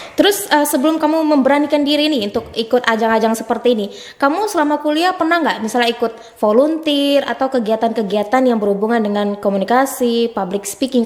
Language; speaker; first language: Indonesian; native; Indonesian